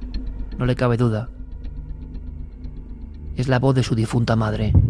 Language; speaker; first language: Spanish; native; Spanish